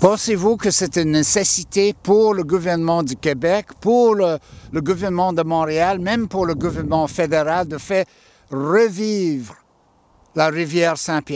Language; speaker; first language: French; non-native, local second language; English